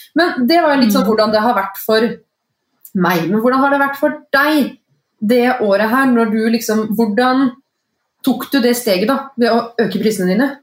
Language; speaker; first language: Norwegian; native; Norwegian